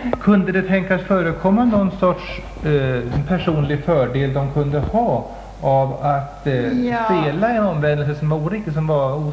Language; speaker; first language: Swedish; native; Swedish